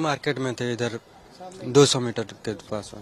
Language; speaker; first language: Hindi; non-native, local second language; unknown